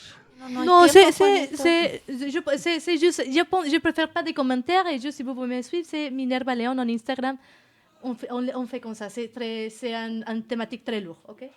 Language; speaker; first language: French; non-native, fluent; Spanish